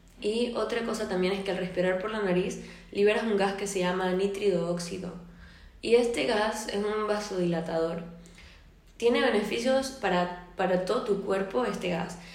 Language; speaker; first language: Spanish; native; Spanish